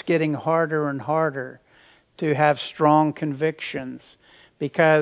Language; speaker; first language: English; native; English